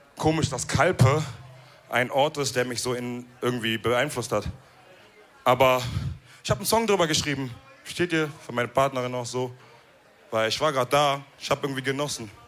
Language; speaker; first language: German; early bilingual, other home language; Wolof